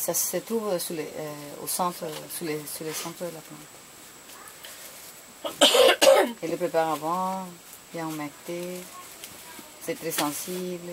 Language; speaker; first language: French; non-native, fluent; Spanish